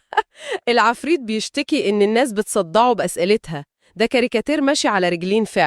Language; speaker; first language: Arabic; native; Arabic